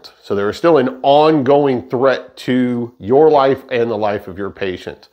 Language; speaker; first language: English; native; English